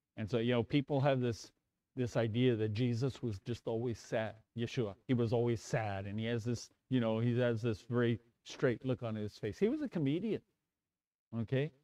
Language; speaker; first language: English; native; English